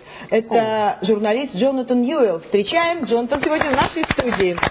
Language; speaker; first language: Russian; native; Russian